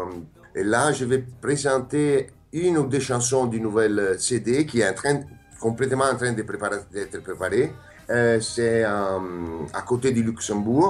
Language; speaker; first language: French; non-native, fluent; Italian